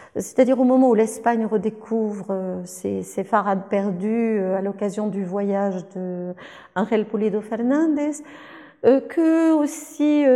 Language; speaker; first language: French; native; French